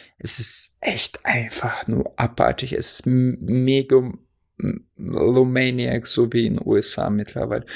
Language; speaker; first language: German; non-native, fluent; Russian